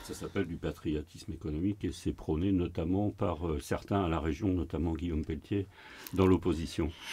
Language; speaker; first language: French; native; French